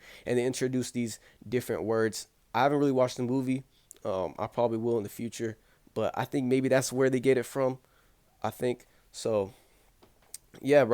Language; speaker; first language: English; native; English